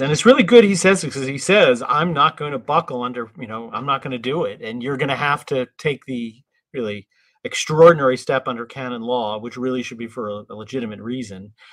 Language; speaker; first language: English; native; English